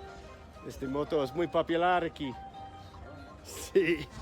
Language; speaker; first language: Spanish; non-native, learner; English